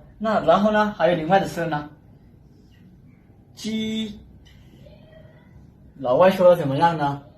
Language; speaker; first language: Chinese; non-native, fluent; Urdu